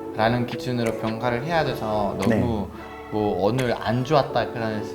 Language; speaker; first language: Korean; non-native, fluent; Spanish